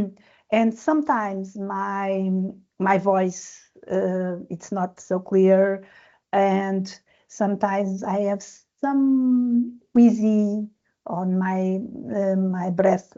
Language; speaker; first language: English; non-native, learner; Portuguese